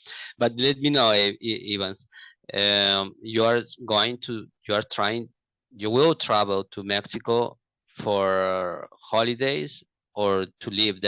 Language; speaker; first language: English; non-native, learner; Portuguese